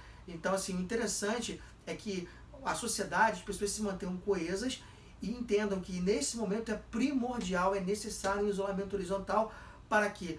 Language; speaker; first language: Portuguese; native; Portuguese